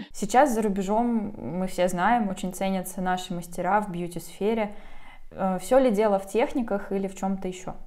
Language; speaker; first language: Russian; native; Russian